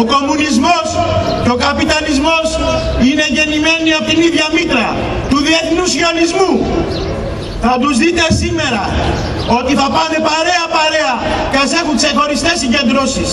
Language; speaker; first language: Greek; native; Greek